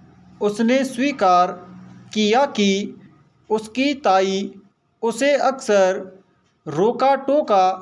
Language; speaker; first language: Hindi; native; Hindi